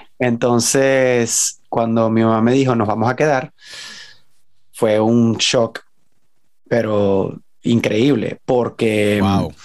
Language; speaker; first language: Spanish; native; Spanish